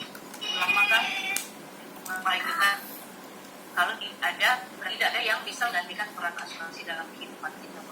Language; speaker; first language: Indonesian; native; Indonesian